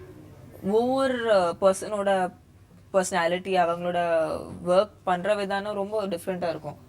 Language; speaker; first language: Tamil; non-native, fluent; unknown